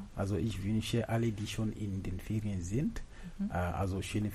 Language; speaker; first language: German; non-native, fluent; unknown